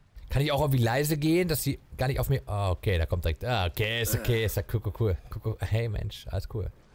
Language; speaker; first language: German; native; German